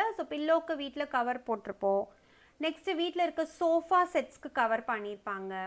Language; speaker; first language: Tamil; native; Tamil